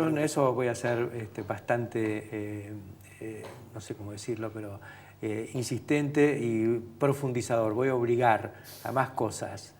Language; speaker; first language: Spanish; native; Spanish